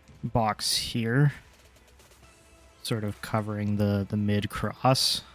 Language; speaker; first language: English; native; English